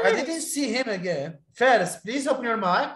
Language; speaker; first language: English; non-native, fluent; Arabic